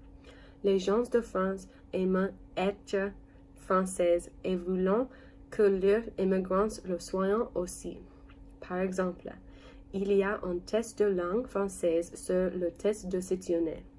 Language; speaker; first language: French; non-native, learner; English